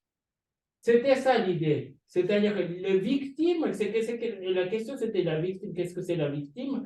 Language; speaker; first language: French; non-native, fluent; Japanese